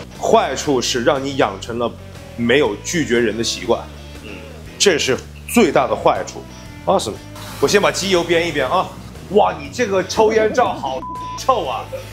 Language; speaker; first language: Chinese; native; Chinese